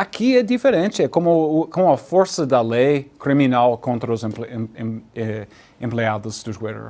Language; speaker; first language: Portuguese; non-native, learner; English